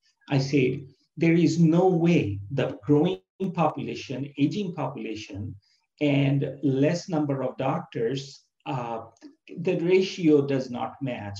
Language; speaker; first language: English; non-native, local second language; Bangla